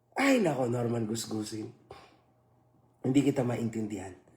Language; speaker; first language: Filipino; native; Filipino